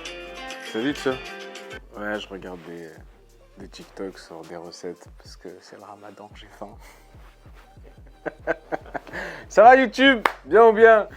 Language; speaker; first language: French; native; French